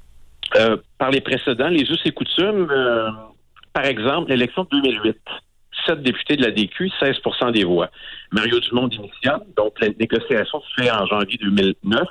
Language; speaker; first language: French; native; French